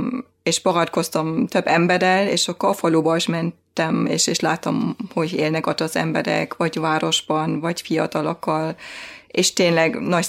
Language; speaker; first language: Hungarian; non-native, fluent; German